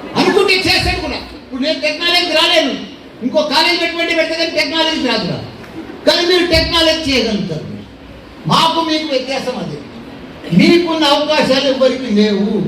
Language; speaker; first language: Telugu; native; Telugu